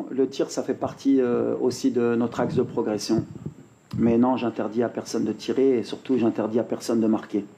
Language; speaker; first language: French; native; French